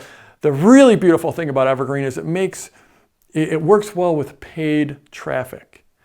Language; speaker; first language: English; native; English